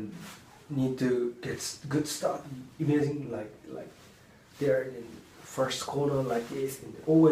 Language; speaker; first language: English; non-native, learner; Japanese